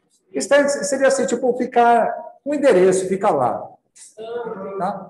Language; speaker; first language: Portuguese; native; Portuguese